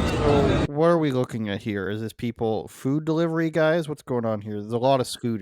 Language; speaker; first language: English; native; English